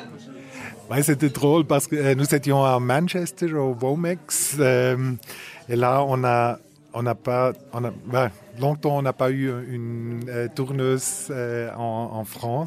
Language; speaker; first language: French; non-native, fluent; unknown